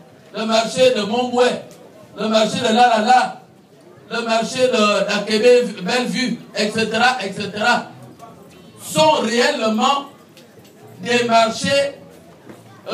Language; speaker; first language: French; non-native, local second language; Fang